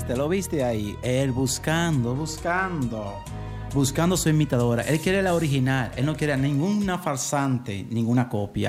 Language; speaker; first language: Spanish; native; Spanish